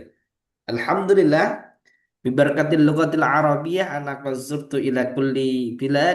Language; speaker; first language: Arabic; non-native, fluent; Indonesian